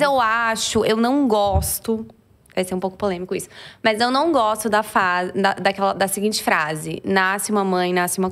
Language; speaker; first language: Portuguese; native; Portuguese